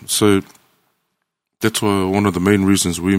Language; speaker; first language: English; native; English